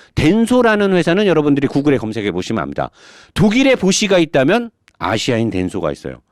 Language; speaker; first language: Korean; native; Korean